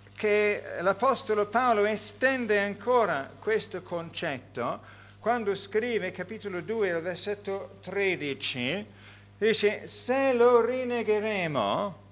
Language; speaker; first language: Italian; non-native, fluent; English